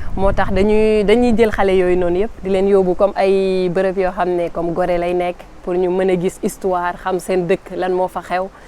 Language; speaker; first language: Wolof; native; Wolof